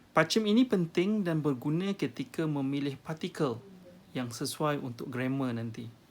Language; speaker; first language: Malay; native; Malay